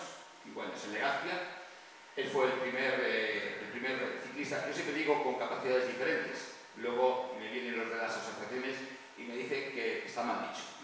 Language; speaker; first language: Spanish; native; Spanish